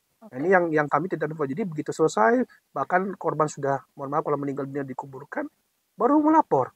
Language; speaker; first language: Indonesian; native; Indonesian